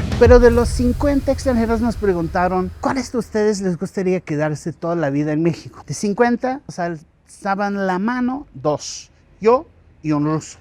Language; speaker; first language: Spanish; non-native, fluent; English